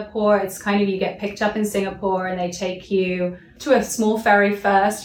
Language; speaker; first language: English; native; English